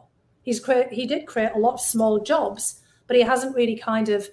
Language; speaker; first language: English; native; English